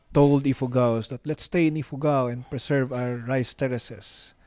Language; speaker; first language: English; non-native, local second language; Filipino